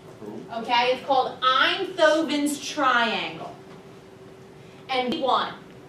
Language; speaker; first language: English; native; English